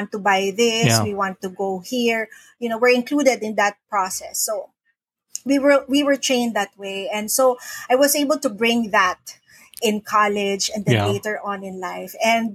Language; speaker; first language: English; non-native, local second language; Filipino